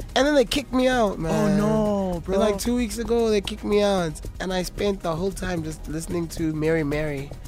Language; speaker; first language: English; non-native, local second language; Zulu